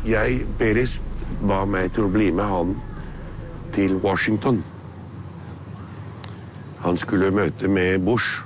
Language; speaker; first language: Norwegian; early bilingual, heritage; Spanish